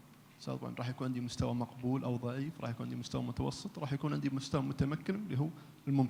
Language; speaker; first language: Arabic; native; Arabic